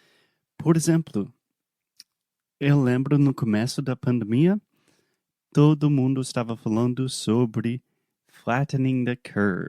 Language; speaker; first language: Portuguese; non-native, fluent; English